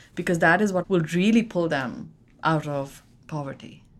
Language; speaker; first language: English; non-native, local second language; Hindi